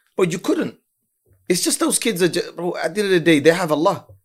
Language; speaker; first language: English; early bilingual, other home language; Urdu